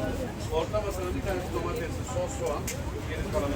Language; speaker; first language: Turkish; native; Turkish